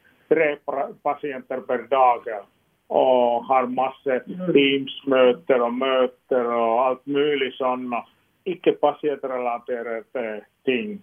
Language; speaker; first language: Swedish; non-native, local second language; Finnish